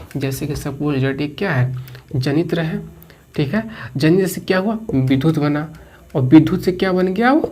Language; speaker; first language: Hindi; native; Hindi